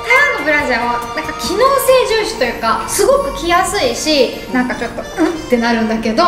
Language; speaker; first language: Japanese; native; Japanese